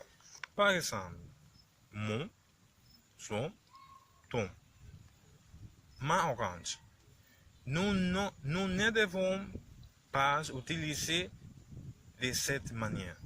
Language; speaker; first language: French; non-native, learner; Spanish